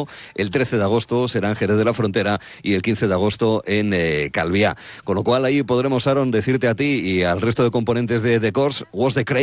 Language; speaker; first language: Spanish; native; Spanish